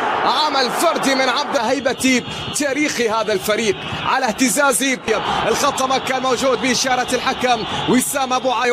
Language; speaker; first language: Arabic; native; Arabic